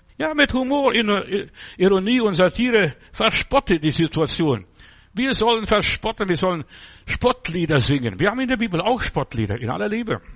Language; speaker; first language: German; non-native, fluent; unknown